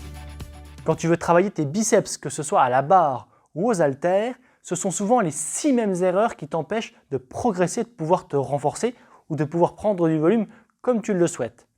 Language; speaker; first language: French; native; French